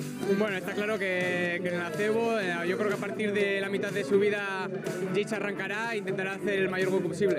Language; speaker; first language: Spanish; native; Spanish